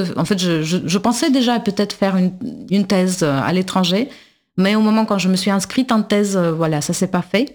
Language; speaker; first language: French; non-native, fluent; Russian